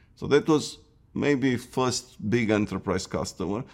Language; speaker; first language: English; non-native, fluent; Romanian